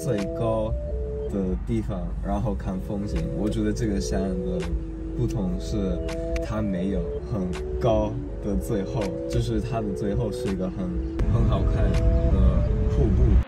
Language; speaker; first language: Chinese; non-native, fluent; English